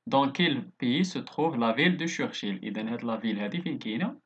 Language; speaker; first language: French; non-native, local second language; Arabic